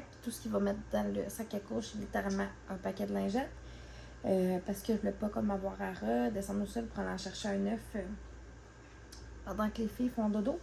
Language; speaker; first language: French; native; French